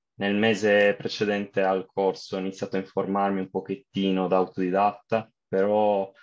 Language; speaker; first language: Italian; native; Italian